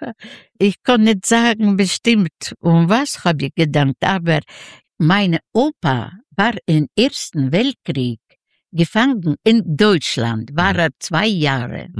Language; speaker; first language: German; non-native, learner; Russian